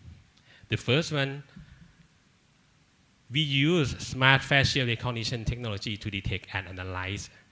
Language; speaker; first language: English; non-native, learner; Thai